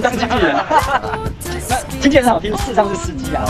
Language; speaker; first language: Chinese; native; Chinese